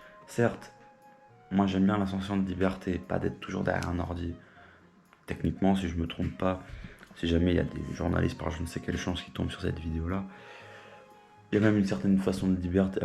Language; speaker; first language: French; native; French